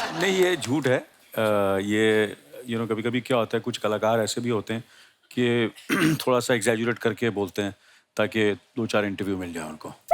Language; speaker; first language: Hindi; native; Hindi